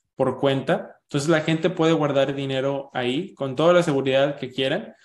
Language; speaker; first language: Spanish; early bilingual, heritage; Spanish